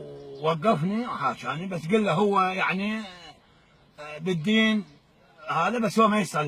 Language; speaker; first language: Arabic; native; Arabic